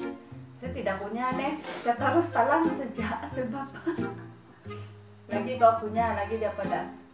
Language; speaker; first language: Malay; non-native, local second language; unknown